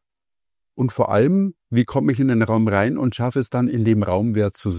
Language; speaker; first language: German; native; German